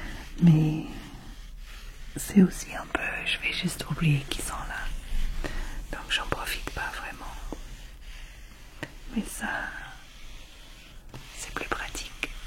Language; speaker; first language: French; non-native, fluent; English